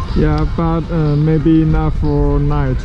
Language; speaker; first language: English; non-native, learner; Chinese